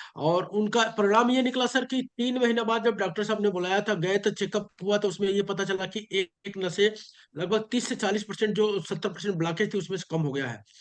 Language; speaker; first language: Hindi; native; Hindi